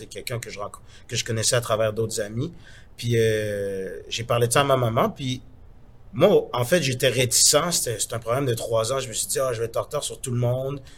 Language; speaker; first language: French; native; French